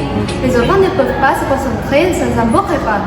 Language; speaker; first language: French; non-native, learner; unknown